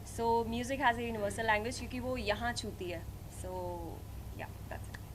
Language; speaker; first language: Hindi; non-native, local second language; Punjabi